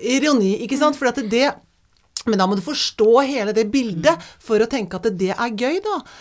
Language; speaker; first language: Norwegian; native; Norwegian